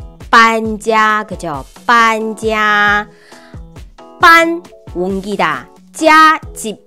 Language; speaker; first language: Korean; non-native, fluent; Chinese